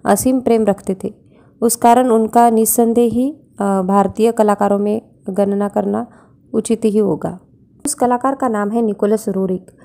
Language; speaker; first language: Hindi; non-native, local second language; Marathi